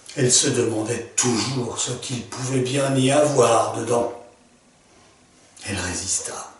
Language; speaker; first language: French; native; French